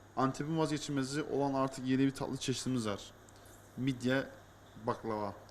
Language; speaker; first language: Turkish; native; Turkish